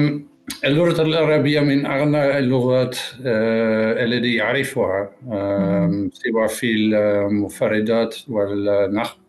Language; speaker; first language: Arabic; non-native, learner; Dutch